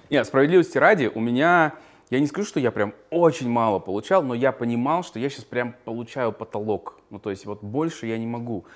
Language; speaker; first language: Russian; native; Russian